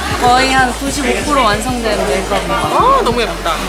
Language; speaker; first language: Korean; native; Korean